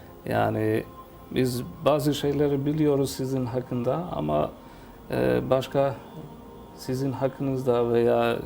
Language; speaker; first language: Turkish; non-native, fluent; Albanian